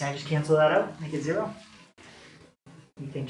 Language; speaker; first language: English; native; English